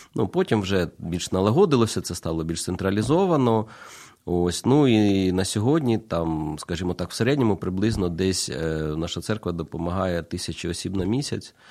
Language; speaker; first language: Ukrainian; native; Ukrainian